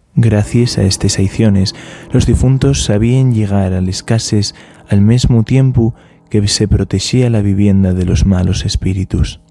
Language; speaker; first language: Asturian; non-native, local second language; Spanish